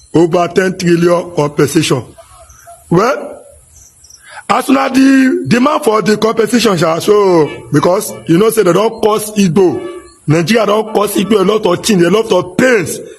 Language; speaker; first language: Nigerian Pidgin; non-native, local second language; Igbo